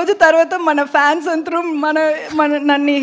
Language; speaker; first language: Telugu; non-native, learner; Tamil